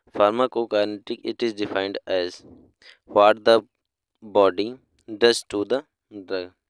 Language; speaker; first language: Hindi; native; Hindi